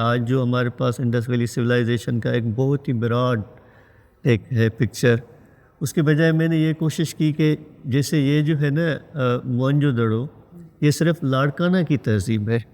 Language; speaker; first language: Urdu; non-native, local second language; Sindhi